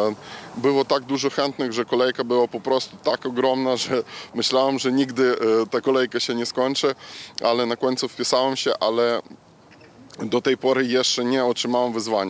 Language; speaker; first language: Polish; non-native, local second language; Ukrainian